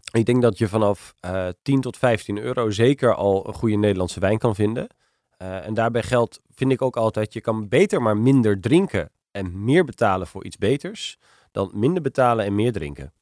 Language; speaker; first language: Dutch; native; Dutch